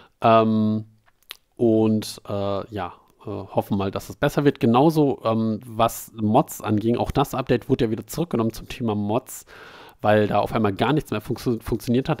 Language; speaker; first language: German; native; German